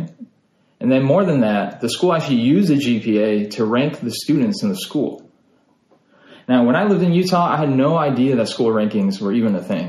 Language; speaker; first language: English; native; English